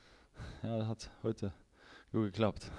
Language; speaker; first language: German; non-native, learner; Norwegian